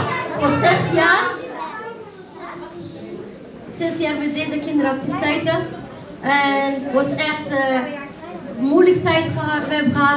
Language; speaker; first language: Dutch; non-native, learner; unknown